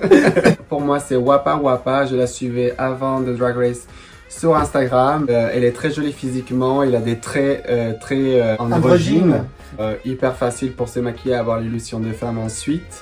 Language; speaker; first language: French; non-native, fluent; Spanish